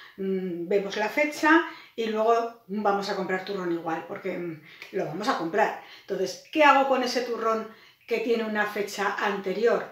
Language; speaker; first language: Spanish; native; Spanish